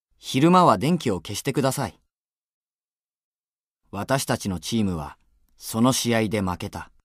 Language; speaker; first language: Japanese; native; Japanese